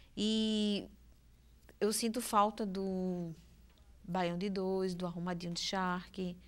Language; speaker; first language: Portuguese; native; Portuguese